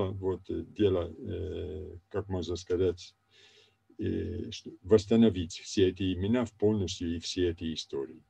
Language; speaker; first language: Russian; non-native, fluent; Italian